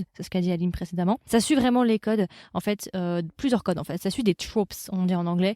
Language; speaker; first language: French; native; French